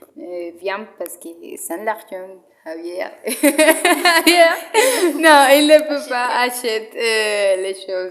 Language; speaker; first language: French; non-native, learner; Spanish